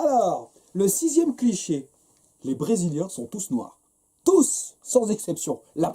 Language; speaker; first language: French; native; French